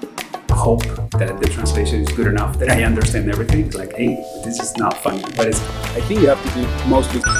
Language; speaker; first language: English; non-native, fluent; Spanish